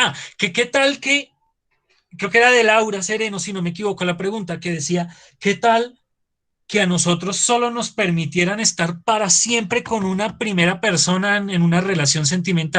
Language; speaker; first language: Spanish; native; Spanish